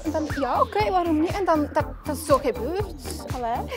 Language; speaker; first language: Dutch; non-native, learner; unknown